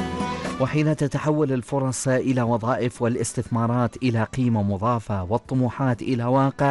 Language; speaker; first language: Arabic; native; Arabic